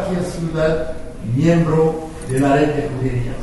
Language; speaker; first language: Spanish; non-native, fluent; French